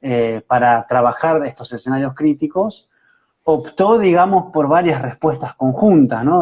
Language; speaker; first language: Spanish; native; Spanish